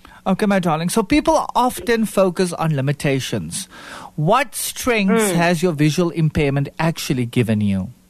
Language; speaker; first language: English; non-native, local second language; Afrikaans